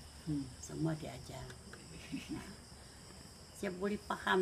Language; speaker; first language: Indonesian; non-native, local second language; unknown